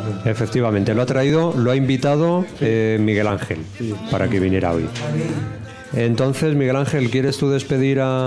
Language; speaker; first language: Spanish; native; Spanish